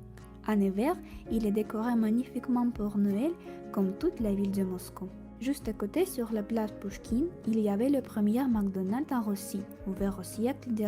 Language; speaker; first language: French; non-native, fluent; Russian